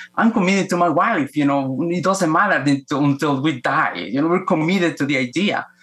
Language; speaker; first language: English; non-native, fluent; Spanish